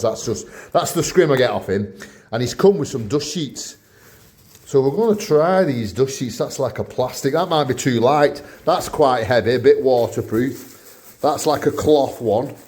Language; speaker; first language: English; native; English